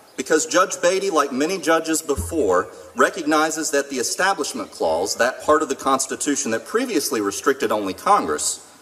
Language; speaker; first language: English; native; English